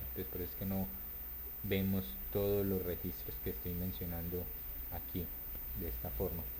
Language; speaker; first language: Spanish; native; Spanish